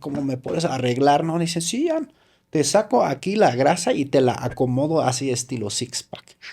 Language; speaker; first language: Spanish; non-native, fluent; German